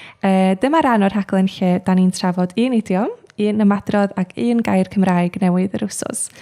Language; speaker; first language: Welsh; native; Welsh